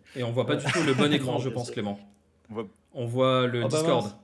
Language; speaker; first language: French; native; French